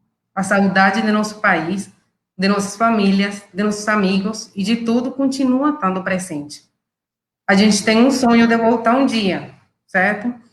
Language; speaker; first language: Portuguese; non-native, fluent; Spanish